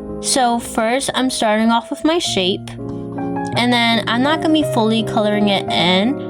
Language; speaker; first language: English; native; English